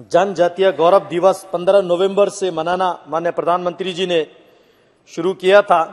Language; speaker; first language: Hindi; native; Hindi